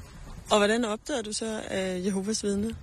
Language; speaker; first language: Danish; native; Danish